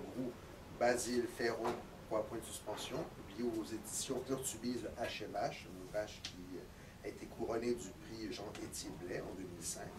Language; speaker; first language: French; native; French